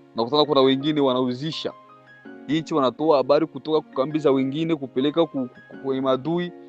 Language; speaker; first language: Swahili; non-native, local second language; Bembe